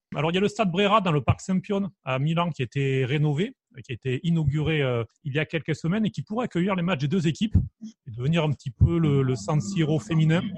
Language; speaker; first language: French; native; French